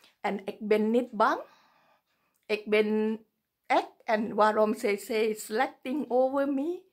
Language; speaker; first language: Dutch; non-native, learner; Thai